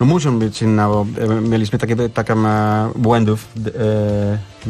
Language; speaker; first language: Polish; non-native, learner; Spanish